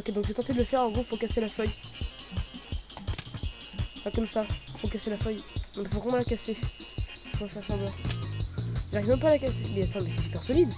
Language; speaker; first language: French; native; French